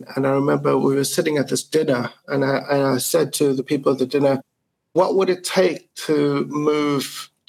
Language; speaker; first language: English; native; English